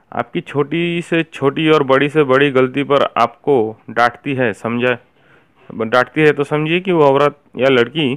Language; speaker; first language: Hindi; native; Hindi